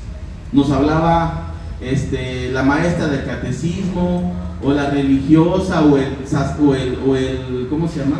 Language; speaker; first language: Spanish; native; Spanish